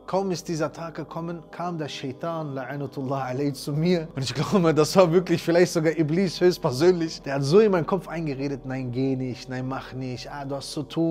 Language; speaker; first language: German; native; German